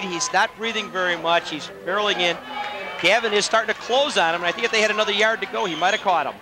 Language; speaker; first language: English; native; English